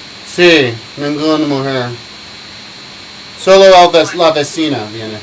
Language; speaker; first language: Spanish; non-native, learner; English